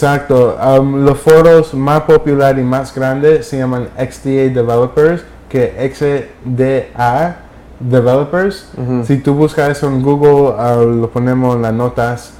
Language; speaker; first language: Spanish; early bilingual, heritage; English